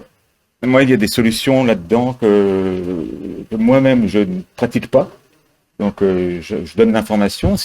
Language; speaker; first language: French; native; French